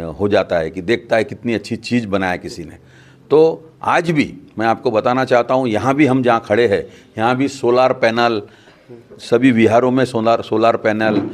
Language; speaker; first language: Hindi; non-native, local second language; Sindhi